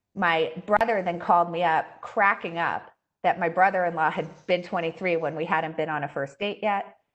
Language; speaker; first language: English; native; English